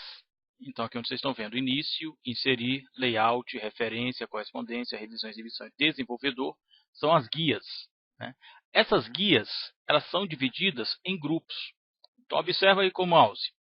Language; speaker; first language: Portuguese; native; Portuguese